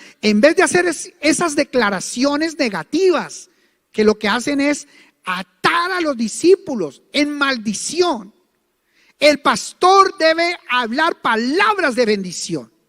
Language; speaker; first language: Spanish; native; Spanish